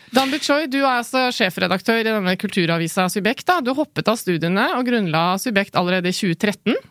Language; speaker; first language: Norwegian; native; Norwegian